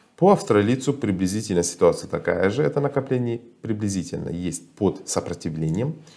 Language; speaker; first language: Russian; non-native, fluent; Persian